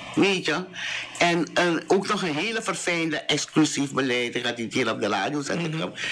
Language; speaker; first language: Dutch; native; Dutch